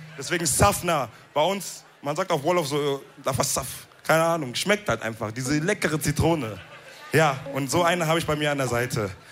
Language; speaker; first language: German; early bilingual, other home language; Wolof